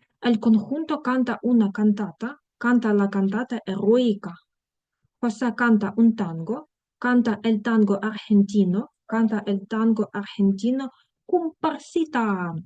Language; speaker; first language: Spanish; non-native, fluent; Ukrainian